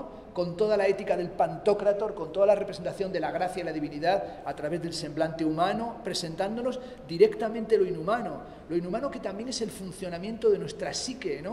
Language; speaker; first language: Spanish; native; Spanish